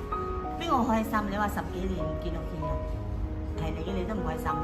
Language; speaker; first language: Cantonese; non-native, learner; Thai